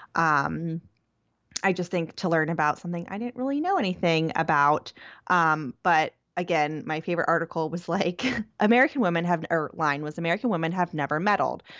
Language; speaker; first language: English; native; English